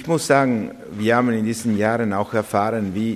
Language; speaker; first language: German; non-native, fluent; Italian